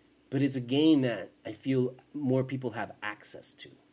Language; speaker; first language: English; early bilingual, other home language; Spanish